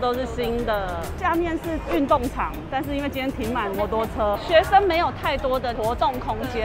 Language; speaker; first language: Chinese; native; Chinese